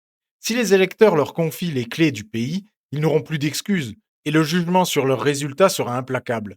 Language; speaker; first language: French; native; French